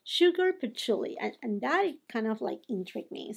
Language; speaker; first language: English; non-native, fluent; Spanish